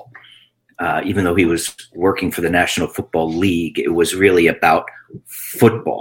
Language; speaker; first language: English; native; English